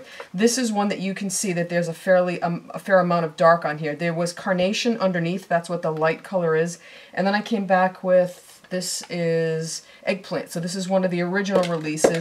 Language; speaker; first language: English; native; English